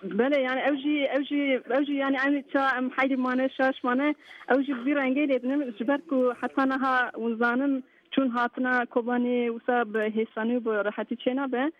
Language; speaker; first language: Kurdish; native; Kurdish